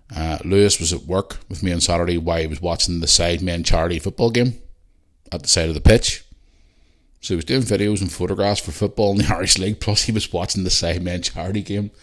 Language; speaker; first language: English; native; English